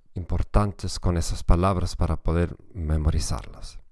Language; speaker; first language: Spanish; non-native, fluent; German